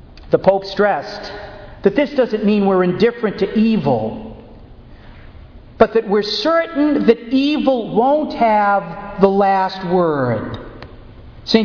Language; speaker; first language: English; native; English